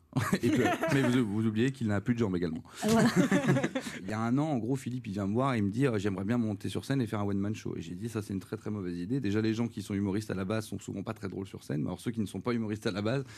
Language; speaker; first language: French; native; French